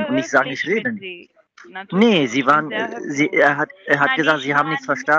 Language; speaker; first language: German; native; German